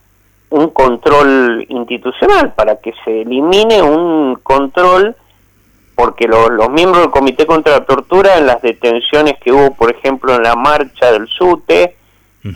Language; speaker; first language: Spanish; native; Spanish